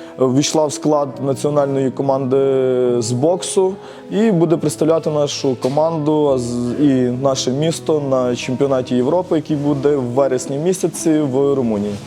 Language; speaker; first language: Ukrainian; native; Ukrainian